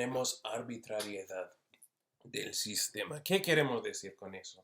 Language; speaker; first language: Spanish; non-native, fluent; English